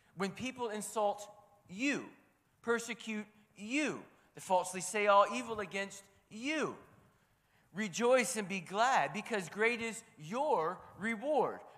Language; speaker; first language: English; native; English